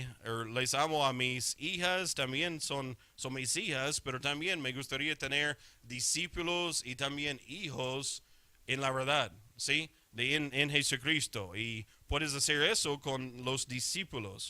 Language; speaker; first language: Spanish; non-native, fluent; English